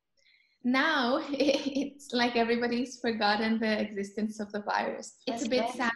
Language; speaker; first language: English; non-native, fluent; Greek